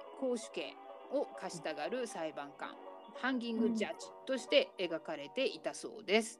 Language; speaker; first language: Japanese; native; Japanese